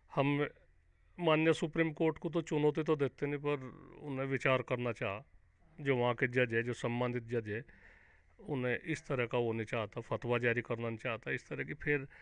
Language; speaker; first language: Hindi; native; Hindi